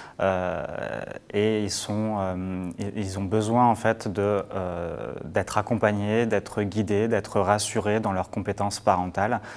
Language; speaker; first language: French; native; French